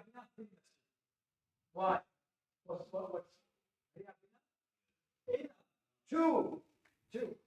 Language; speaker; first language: Arabic; non-native, fluent; English